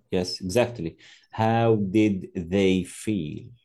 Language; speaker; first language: English; non-native, fluent; Arabic